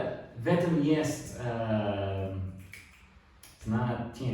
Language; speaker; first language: Russian; non-native, learner; English